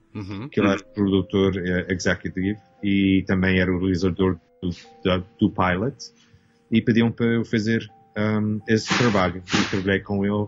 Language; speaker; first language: Portuguese; early bilingual, heritage; English